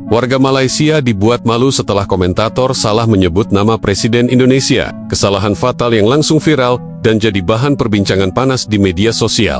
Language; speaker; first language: Indonesian; native; Indonesian